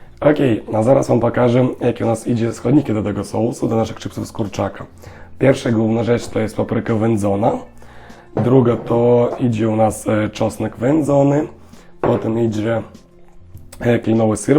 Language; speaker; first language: Polish; non-native, learner; Russian